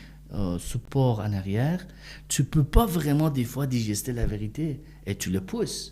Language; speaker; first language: French; non-native, fluent; Persian